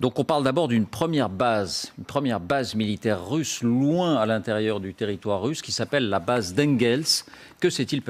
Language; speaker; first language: French; native; French